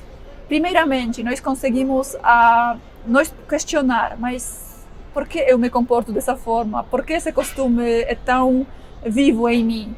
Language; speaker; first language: Portuguese; non-native, fluent; Polish